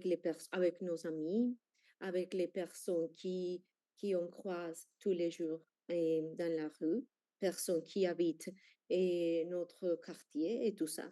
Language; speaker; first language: French; non-native, fluent; Spanish